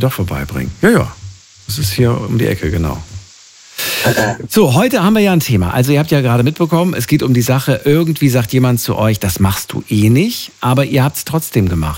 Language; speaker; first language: German; native; German